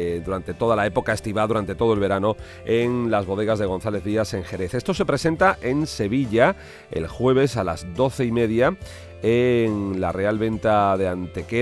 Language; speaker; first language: Spanish; native; Spanish